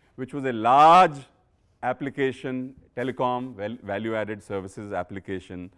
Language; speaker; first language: English; non-native, local second language; Punjabi